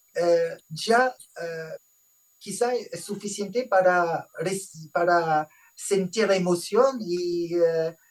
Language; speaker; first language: Spanish; non-native, fluent; French